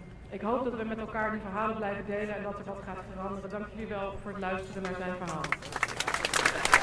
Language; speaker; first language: Dutch; native; Dutch